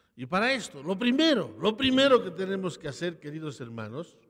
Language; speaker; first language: Spanish; native; Spanish